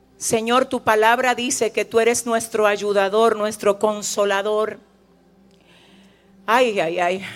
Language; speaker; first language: Spanish; native; Spanish